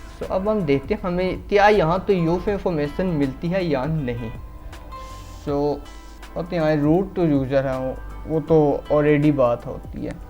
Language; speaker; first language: Urdu; non-native, local second language; Punjabi